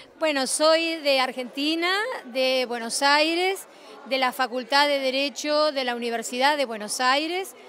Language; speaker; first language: Spanish; native; Spanish